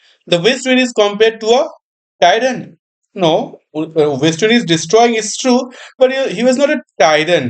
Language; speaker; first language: English; non-native, local second language; Bangla